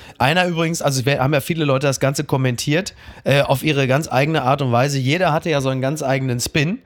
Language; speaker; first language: German; native; German